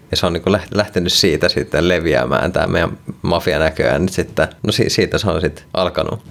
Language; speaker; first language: Finnish; non-native, local second language; Swedish